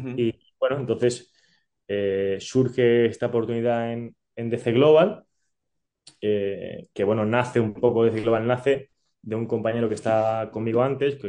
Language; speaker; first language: Spanish; native; Spanish